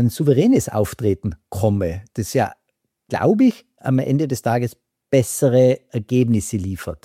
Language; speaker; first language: German; native; German